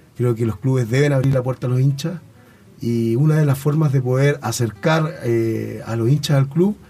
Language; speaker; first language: Spanish; native; Spanish